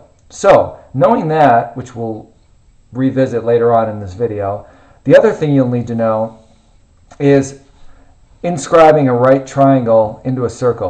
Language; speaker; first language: English; native; English